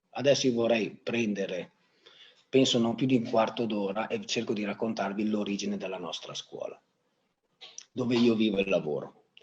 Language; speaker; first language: Italian; native; Italian